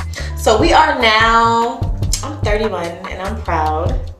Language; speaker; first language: English; native; English